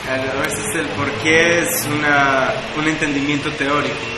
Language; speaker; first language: Spanish; native; Spanish